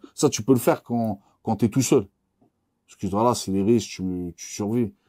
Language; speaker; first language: French; native; French